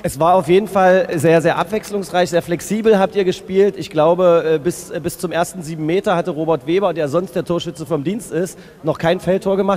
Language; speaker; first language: German; native; German